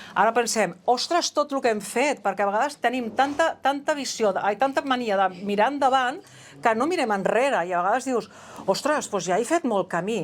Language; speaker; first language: Catalan; non-native, local second language; Spanish